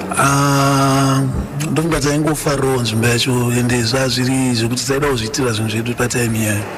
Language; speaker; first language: Shona; early bilingual, other home language; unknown